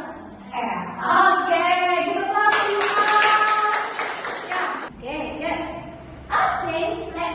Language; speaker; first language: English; non-native, learner; Indonesian